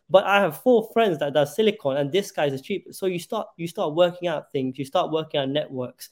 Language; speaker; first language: English; native; English